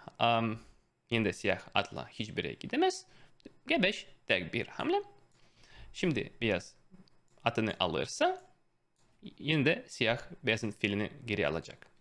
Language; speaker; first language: Turkish; non-native, fluent; Russian